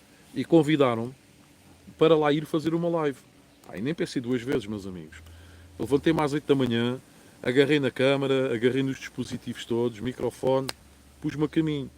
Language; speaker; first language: Portuguese; native; Portuguese